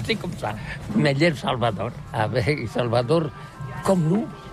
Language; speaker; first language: French; non-native, learner; Catalan